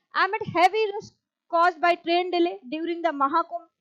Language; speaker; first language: English; non-native, local second language; Hindi